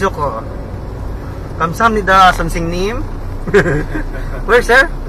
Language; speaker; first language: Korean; non-native, learner; Filipino